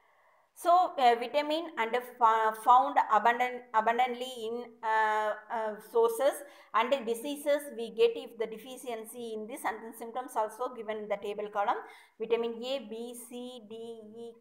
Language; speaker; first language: English; non-native, local second language; Tamil